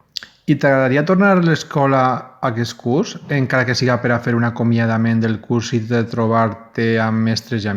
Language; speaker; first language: Catalan; native; Catalan